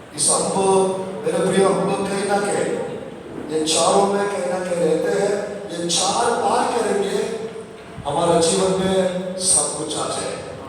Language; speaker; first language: Hindi; non-native, local second language; Telugu